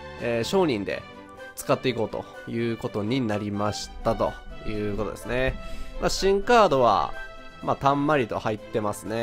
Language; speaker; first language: Japanese; native; Japanese